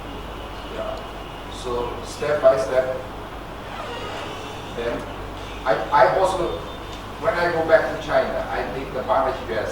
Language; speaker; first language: English; non-native, learner; Chinese